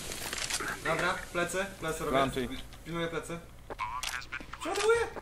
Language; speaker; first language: Polish; native; Polish